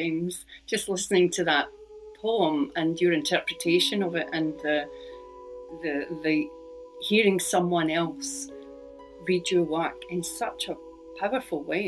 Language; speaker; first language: English; native; English